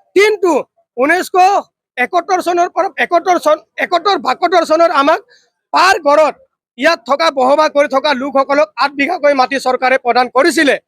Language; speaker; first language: Assamese; non-native, local second language; Mising